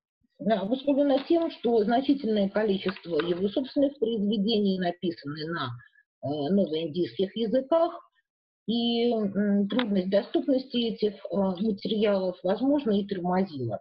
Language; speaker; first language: Russian; native; Russian